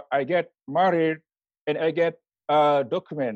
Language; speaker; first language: English; non-native, learner; Wolof